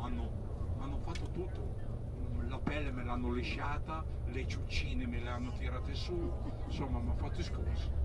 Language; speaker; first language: Italian; native; Italian